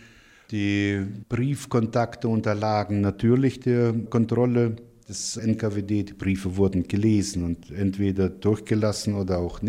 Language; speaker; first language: German; native; German